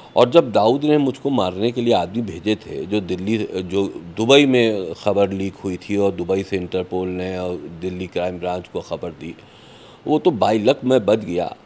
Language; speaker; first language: Hindi; native; Hindi